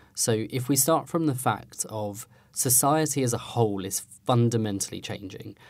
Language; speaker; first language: English; native; English